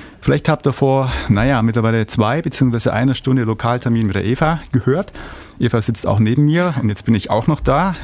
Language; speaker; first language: German; native; German